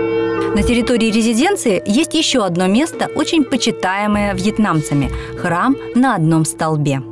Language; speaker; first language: Russian; native; Russian